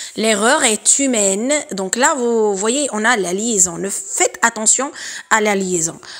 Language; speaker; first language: French; non-native, local second language; Arabic